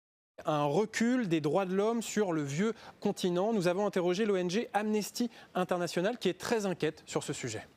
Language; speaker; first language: French; native; French